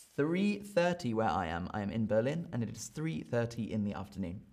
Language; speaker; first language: English; native; English